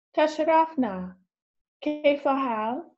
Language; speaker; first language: Arabic; non-native, learner; English